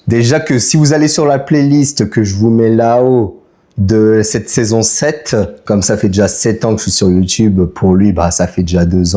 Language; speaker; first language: French; native; French